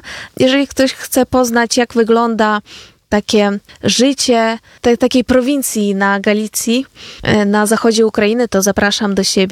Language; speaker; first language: Polish; non-native, fluent; Ukrainian